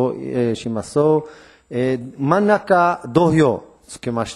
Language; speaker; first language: Japanese; non-native, learner; Hebrew